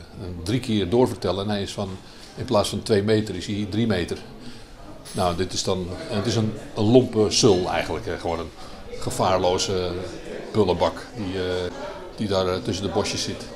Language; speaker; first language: Dutch; native; Dutch